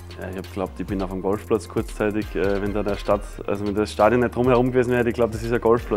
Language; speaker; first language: German; native; German